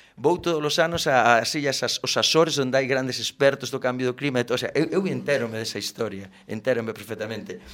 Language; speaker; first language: Galician; native; Galician